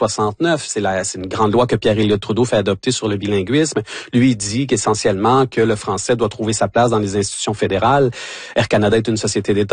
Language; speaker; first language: French; native; French